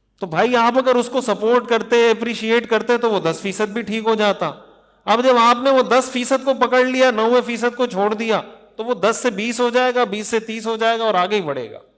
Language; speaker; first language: Urdu; non-native, local second language; Pashto